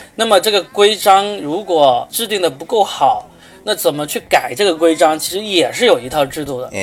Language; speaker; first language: Chinese; native; Chinese